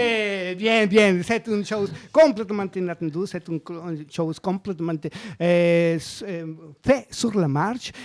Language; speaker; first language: French; non-native, learner; Spanish